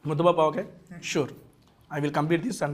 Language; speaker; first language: Telugu; native; Telugu